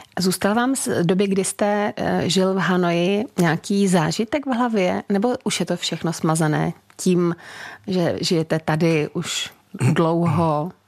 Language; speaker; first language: Czech; native; Czech